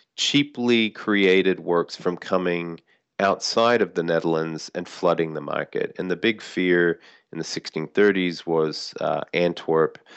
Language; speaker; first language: English; native; English